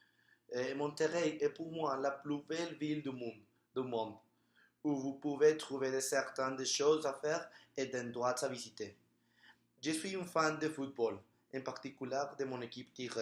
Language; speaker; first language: French; non-native, learner; Spanish